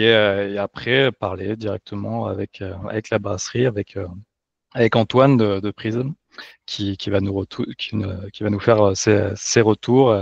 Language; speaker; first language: French; native; French